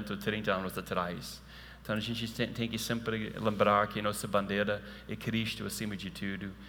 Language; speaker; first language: Portuguese; non-native, fluent; English